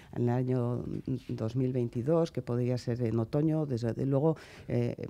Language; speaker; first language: Spanish; native; Spanish